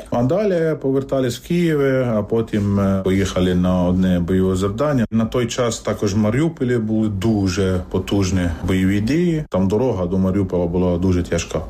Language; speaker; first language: Ukrainian; non-native, fluent; Arabic